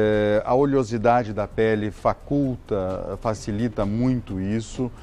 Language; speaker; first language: Portuguese; native; Portuguese